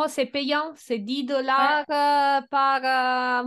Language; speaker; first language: French; non-native, fluent; Italian